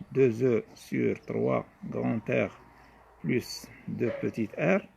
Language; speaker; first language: French; non-native, local second language; Arabic